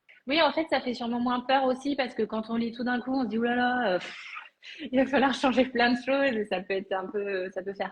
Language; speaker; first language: French; native; French